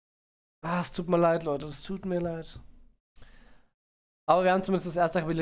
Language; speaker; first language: German; native; German